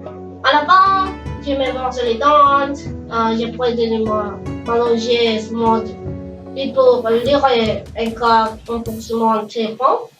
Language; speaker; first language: French; non-native, learner; Spanish